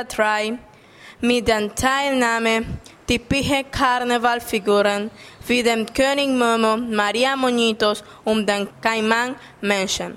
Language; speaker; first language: German; non-native, learner; Spanish